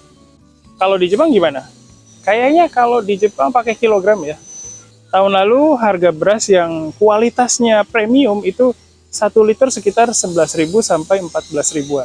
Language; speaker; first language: Indonesian; native; Indonesian